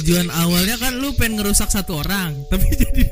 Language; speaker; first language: Indonesian; native; Indonesian